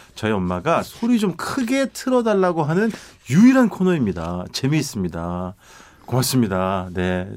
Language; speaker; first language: Korean; native; Korean